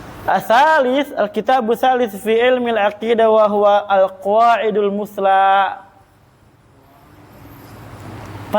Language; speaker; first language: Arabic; non-native, fluent; Indonesian